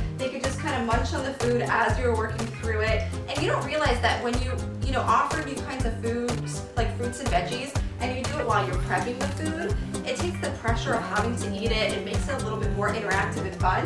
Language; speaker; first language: English; native; English